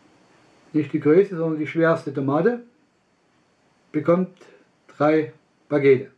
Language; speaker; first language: German; non-native, learner; Russian